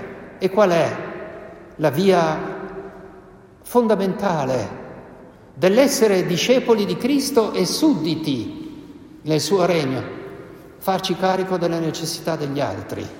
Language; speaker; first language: Italian; native; Italian